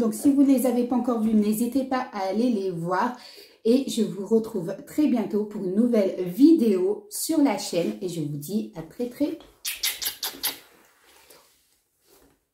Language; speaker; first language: French; native; French